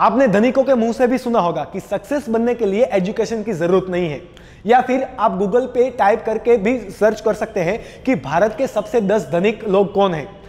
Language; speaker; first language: Hindi; non-native, local second language; Gujarati